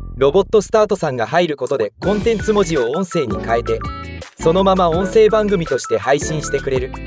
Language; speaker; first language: Japanese; native; Japanese